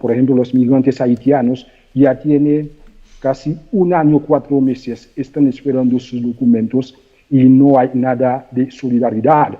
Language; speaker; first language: Spanish; non-native, fluent; Haitian Creole